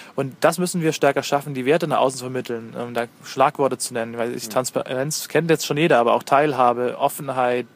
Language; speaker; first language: German; native; German